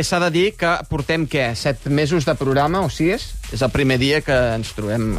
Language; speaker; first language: Catalan; native; Catalan